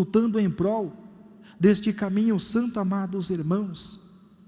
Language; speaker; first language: Portuguese; native; Portuguese